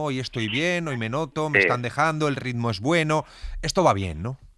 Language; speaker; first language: Spanish; native; Spanish